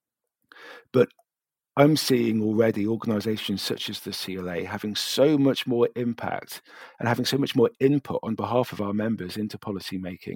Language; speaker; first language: English; native; English